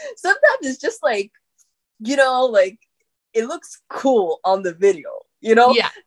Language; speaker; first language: English; non-native, fluent; French